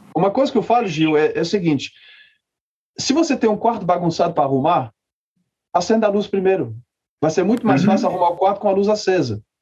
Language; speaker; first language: Portuguese; non-native, fluent; French